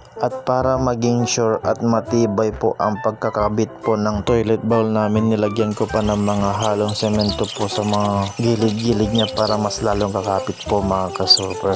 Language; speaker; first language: Filipino; non-native, local second language; Iloko